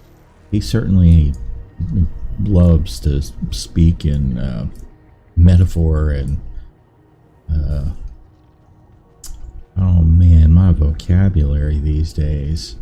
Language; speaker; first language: English; native; English